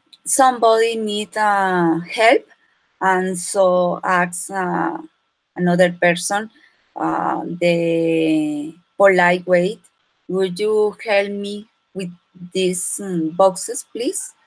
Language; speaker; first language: English; non-native, learner; Spanish